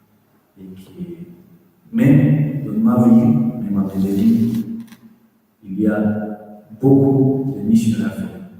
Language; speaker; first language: French; non-native, fluent; Spanish